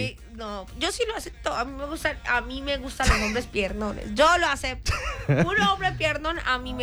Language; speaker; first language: Spanish; native; Spanish